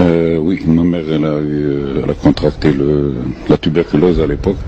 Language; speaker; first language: French; non-native, local second language; Arabic